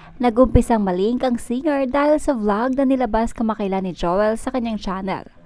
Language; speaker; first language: Filipino; native; Filipino